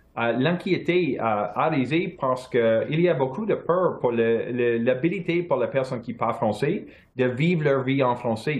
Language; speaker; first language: French; non-native, local second language; English